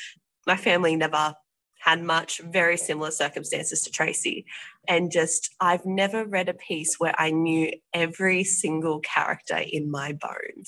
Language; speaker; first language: English; native; English